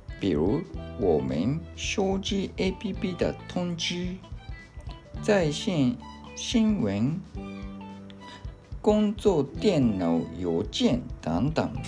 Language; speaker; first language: Chinese; non-native, learner; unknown